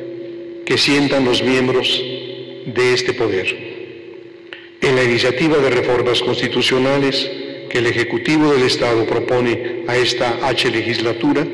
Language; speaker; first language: Spanish; native; Spanish